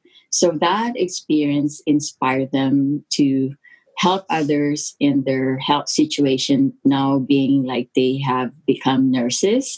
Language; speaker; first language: English; non-native, local second language; Filipino